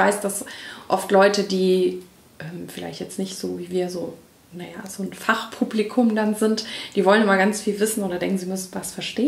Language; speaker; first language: German; native; German